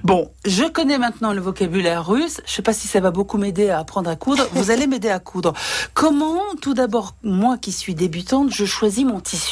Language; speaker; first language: French; native; French